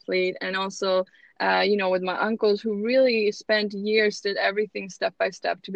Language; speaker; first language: English; non-native, fluent; Swedish